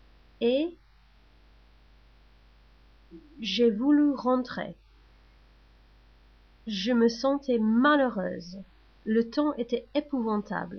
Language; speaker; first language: French; non-native, learner; English